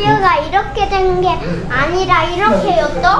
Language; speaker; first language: Korean; early bilingual, heritage; Korean